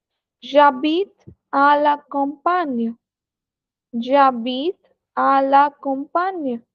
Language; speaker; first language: French; non-native, fluent; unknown